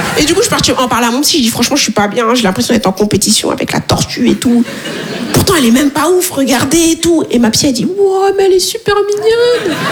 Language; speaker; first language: French; native; French